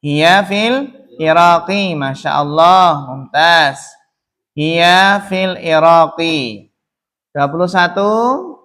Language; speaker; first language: Arabic; non-native, fluent; Indonesian